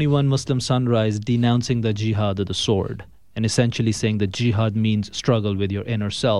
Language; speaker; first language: English; non-native, local second language; Urdu